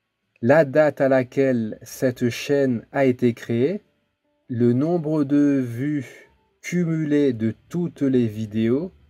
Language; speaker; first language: French; native; French